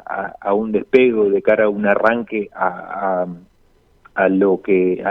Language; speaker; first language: Spanish; native; Spanish